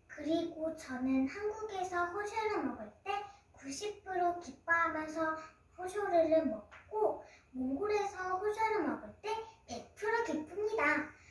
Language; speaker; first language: Korean; early bilingual, other home language; Mongolian